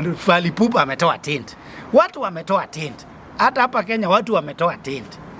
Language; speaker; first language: Swahili; non-native, local second language; Luo (Kenya and Tanzania)